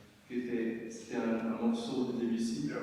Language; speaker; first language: French; non-native, fluent; English